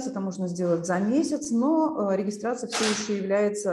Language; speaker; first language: Russian; non-native, local second language; Uzbek